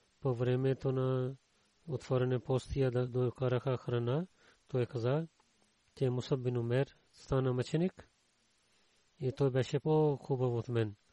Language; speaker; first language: Bulgarian; non-native, learner; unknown